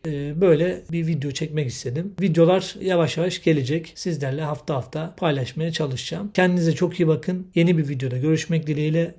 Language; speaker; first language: Turkish; native; Turkish